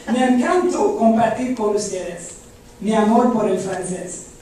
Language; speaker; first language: Spanish; non-native, fluent; French